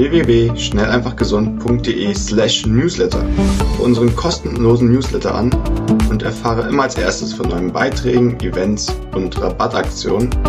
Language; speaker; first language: German; native; German